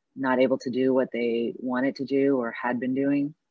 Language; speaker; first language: English; early bilingual, other home language; Chinese